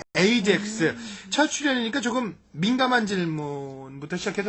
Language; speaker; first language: Korean; native; Korean